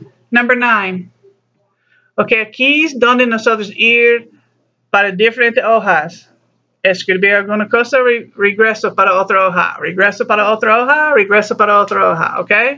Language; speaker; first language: Spanish; non-native, learner; English